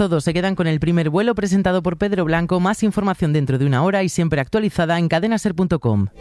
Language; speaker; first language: Spanish; native; Spanish